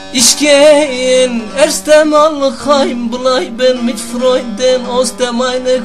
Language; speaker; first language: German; non-native, learner; Turkish